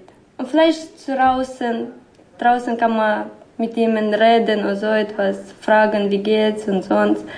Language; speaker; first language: German; non-native, learner; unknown